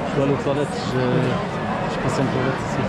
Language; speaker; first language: French; early bilingual, other home language; Polish